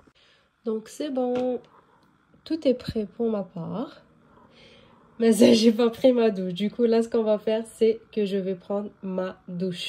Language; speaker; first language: French; native; French